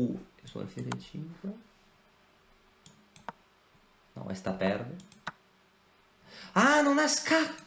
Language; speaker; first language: Italian; native; Italian